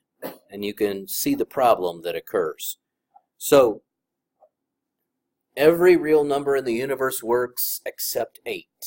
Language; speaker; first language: English; native; English